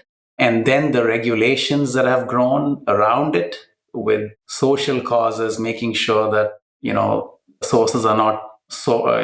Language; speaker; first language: English; non-native, local second language; Malayalam